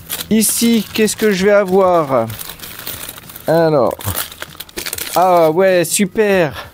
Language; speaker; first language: French; native; French